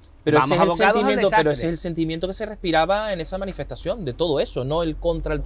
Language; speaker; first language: Spanish; native; Spanish